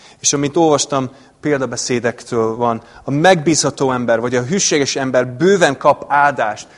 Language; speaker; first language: Hungarian; non-native, fluent; English